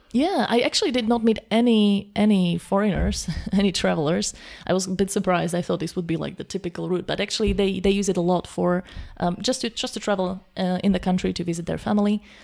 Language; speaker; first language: English; non-native, fluent; Slovak